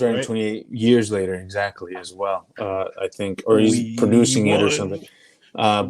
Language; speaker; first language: English; native; English